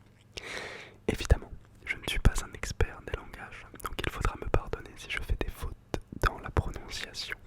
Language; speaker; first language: French; native; French